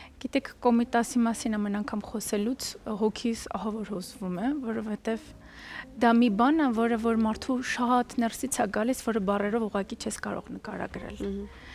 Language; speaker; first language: Armenian; native; Armenian